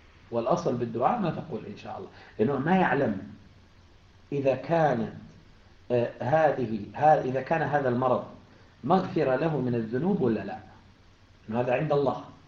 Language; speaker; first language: Arabic; native; Arabic